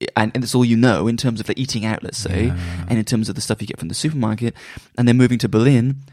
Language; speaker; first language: English; native; English